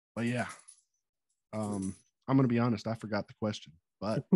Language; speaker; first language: English; native; English